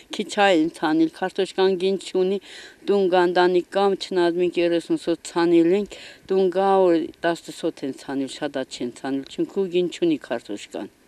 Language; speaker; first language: Armenian; native; Armenian